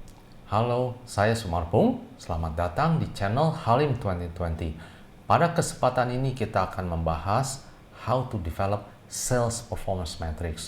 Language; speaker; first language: Indonesian; native; Indonesian